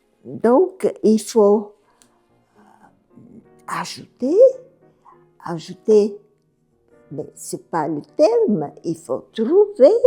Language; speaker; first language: French; non-native, fluent; Bulgarian